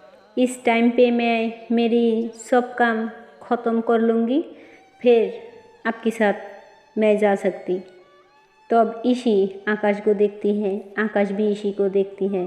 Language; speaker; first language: Hindi; non-native, local second language; Bangla